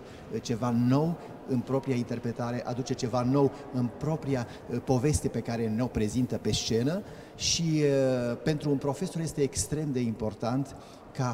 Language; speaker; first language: Romanian; native; Romanian